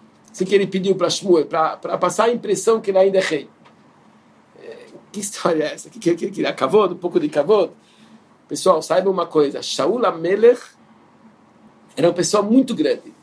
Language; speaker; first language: Portuguese; non-native, fluent; Hebrew